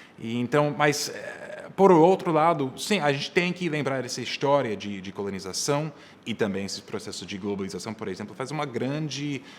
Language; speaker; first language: Portuguese; non-native, fluent; English